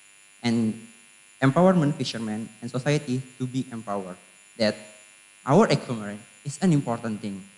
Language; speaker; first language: English; non-native, learner; Indonesian